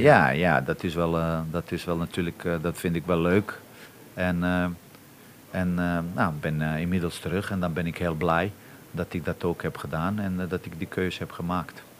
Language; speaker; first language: Dutch; non-native, fluent; Bosnian